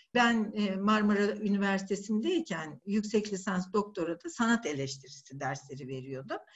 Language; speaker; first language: Turkish; native; Turkish